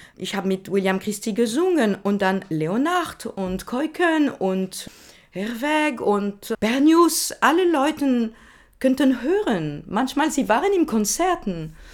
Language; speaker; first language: German; non-native, learner; French